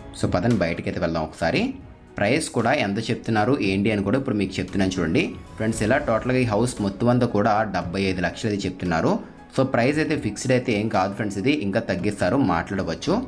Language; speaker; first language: Telugu; native; Telugu